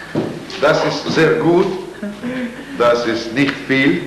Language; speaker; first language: German; non-native, learner; Russian